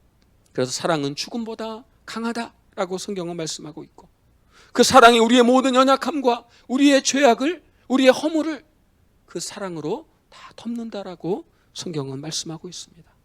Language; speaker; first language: Korean; native; Korean